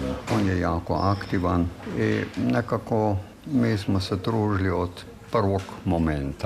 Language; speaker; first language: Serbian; non-native, fluent; German